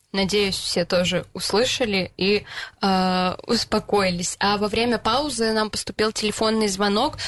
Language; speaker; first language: Russian; native; Russian